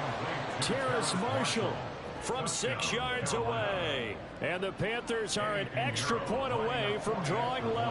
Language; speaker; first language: English; native; English